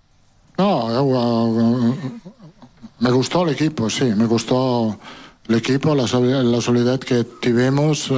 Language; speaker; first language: Portuguese; non-native, learner; Italian